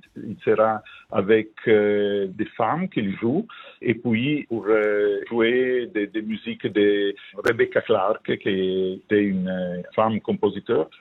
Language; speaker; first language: French; non-native, fluent; Italian